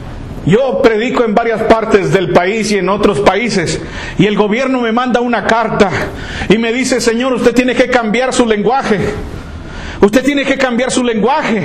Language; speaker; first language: Spanish; native; Spanish